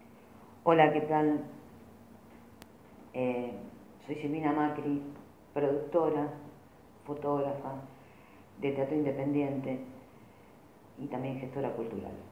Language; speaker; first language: Spanish; native; Spanish